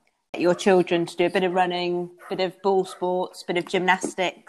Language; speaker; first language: English; native; English